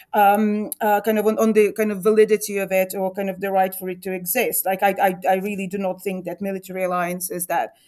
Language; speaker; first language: English; non-native, fluent; Ukrainian